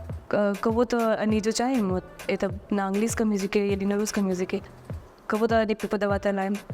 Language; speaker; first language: Russian; non-native, learner; Hindi